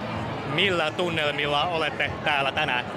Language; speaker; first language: Finnish; native; Finnish